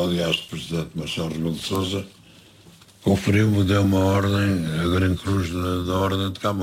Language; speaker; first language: Portuguese; native; Portuguese